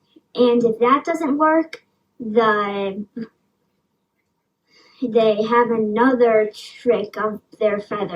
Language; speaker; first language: English; native; English